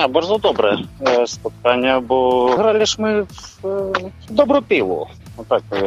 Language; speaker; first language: Polish; non-native, learner; Ukrainian